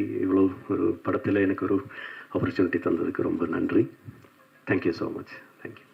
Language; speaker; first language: Tamil; non-native, learner; Malayalam